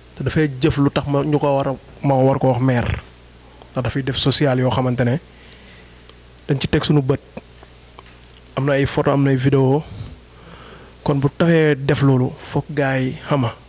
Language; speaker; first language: Wolof; native; Wolof